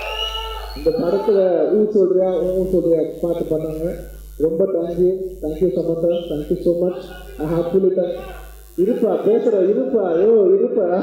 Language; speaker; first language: Tamil; non-native, local second language; Telugu